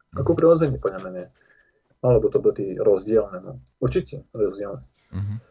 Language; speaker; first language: Slovak; non-native, local second language; Rusyn